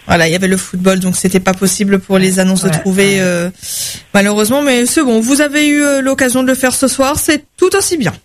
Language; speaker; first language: French; native; French